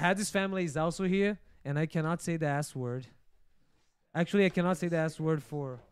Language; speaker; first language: English; non-native, fluent; Portuguese